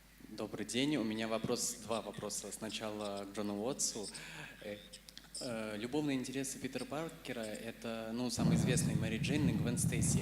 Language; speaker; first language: Russian; native; Russian